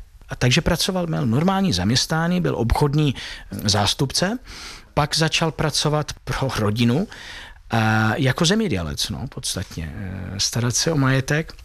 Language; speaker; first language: Czech; non-native, fluent; Italian